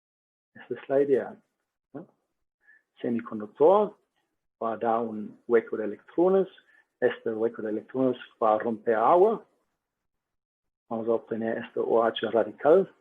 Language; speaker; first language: Spanish; non-native, learner; German